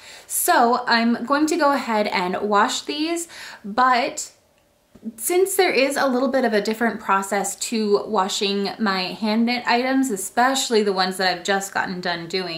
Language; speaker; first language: English; native; English